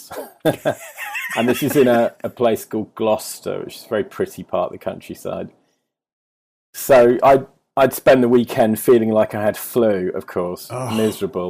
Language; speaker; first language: English; native; English